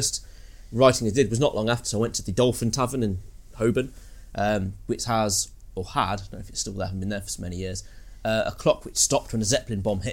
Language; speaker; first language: English; native; English